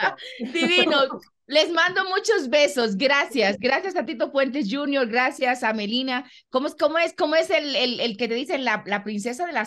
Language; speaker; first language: Spanish; native; Spanish